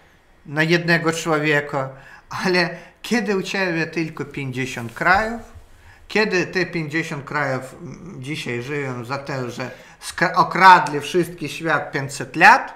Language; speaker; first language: Polish; non-native, learner; Russian